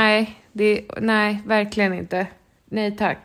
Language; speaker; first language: Swedish; native; Swedish